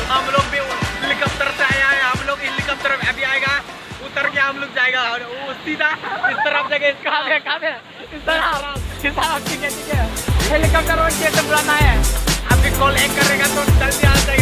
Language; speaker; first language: Hindi; non-native, local second language; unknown